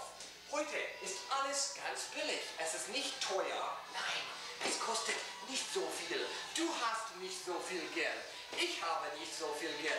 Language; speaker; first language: German; non-native, learner; English